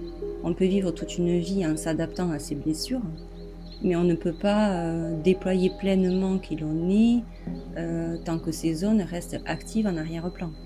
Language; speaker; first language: French; native; French